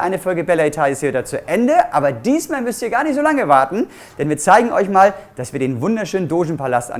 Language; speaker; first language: German; native; German